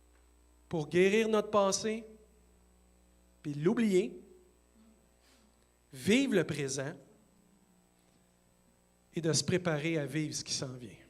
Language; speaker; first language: French; native; French